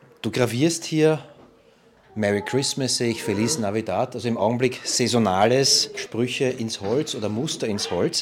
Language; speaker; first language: German; native; German